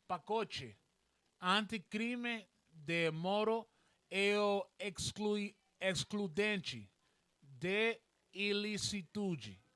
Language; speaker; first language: Portuguese; non-native, learner; Spanish